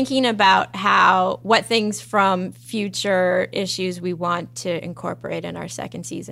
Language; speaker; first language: English; native; English